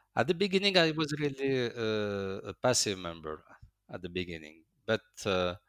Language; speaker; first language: English; non-native, fluent; Arabic